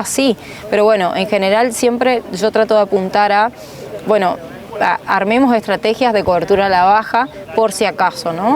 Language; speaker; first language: Spanish; native; Spanish